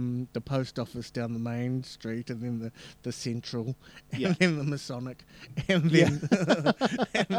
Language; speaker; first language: English; native; English